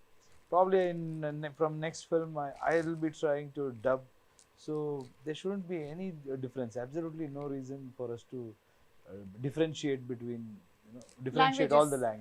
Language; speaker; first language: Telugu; non-native, fluent; Kannada